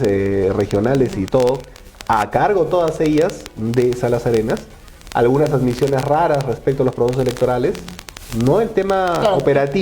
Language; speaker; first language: Spanish; native; Spanish